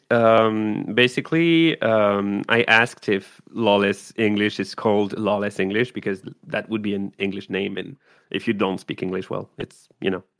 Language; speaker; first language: English; non-native, fluent; French